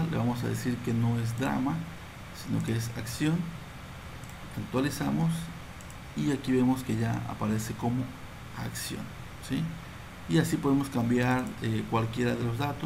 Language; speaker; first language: Spanish; native; Spanish